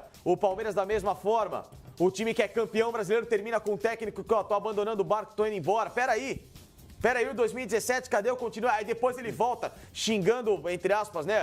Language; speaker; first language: Portuguese; native; Portuguese